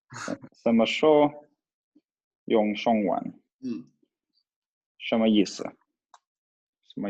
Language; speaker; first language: Chinese; non-native, learner; Swedish